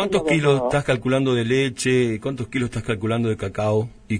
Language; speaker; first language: Spanish; native; Spanish